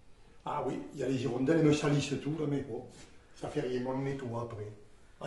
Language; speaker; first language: French; native; French